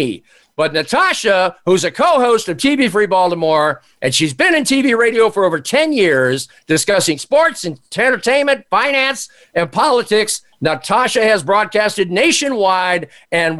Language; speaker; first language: English; native; English